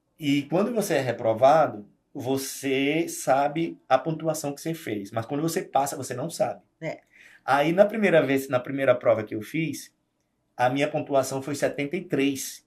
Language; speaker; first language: Portuguese; native; Portuguese